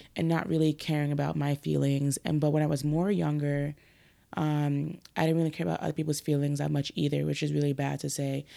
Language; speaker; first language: English; native; English